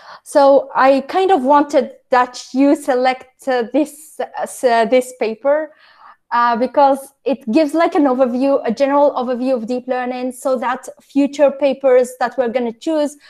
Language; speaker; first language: English; non-native, fluent; Arabic